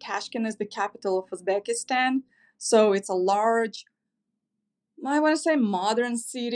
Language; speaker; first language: English; non-native, fluent; Uzbek